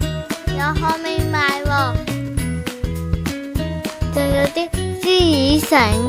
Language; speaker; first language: Chinese; native; Chinese